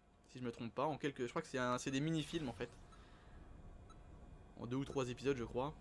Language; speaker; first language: French; native; French